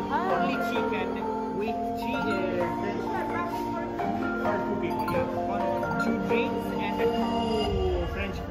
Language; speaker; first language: English; non-native, learner; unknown